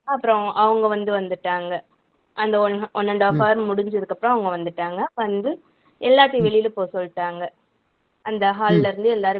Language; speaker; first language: Tamil; native; Tamil